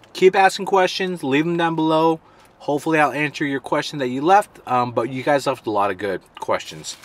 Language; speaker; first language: English; native; English